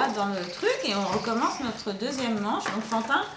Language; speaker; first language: French; native; French